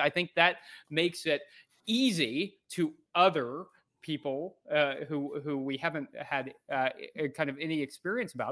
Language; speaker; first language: English; native; English